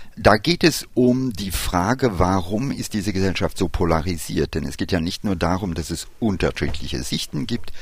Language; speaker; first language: German; early bilingual, other home language; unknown